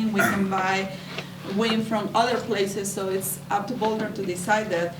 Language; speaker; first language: English; non-native, fluent; Spanish